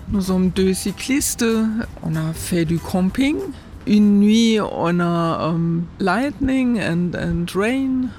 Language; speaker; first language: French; non-native, learner; German